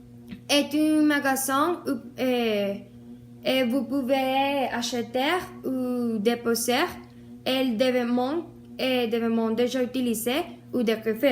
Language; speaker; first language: French; non-native, learner; Spanish